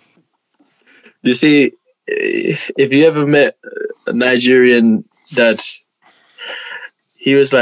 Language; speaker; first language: English; native; English